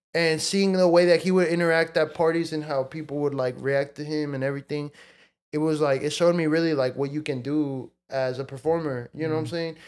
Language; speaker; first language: English; early bilingual, other home language; Spanish